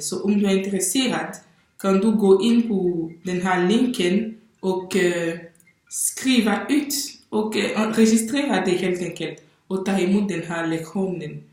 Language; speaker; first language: Swedish; non-native, fluent; French